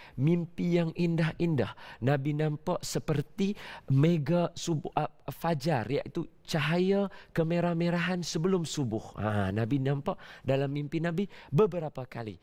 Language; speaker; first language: Malay; native; Malay